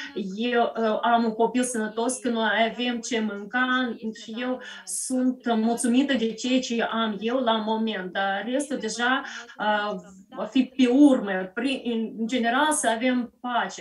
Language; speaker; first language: Romanian; early bilingual, heritage; Romanian